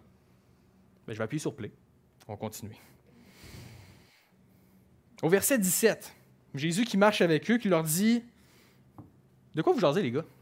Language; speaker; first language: French; native; French